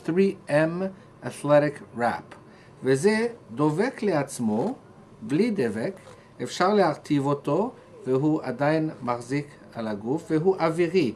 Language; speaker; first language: Hebrew; non-native, fluent; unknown